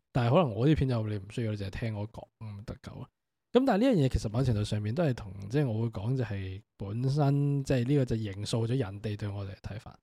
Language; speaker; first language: Cantonese; native; Cantonese